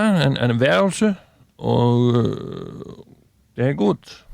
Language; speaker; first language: Danish; non-native, learner; Icelandic